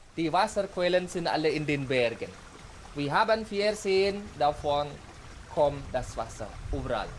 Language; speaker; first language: German; non-native, fluent; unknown